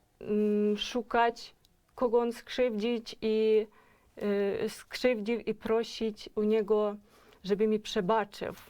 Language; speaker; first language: Polish; non-native, fluent; Ukrainian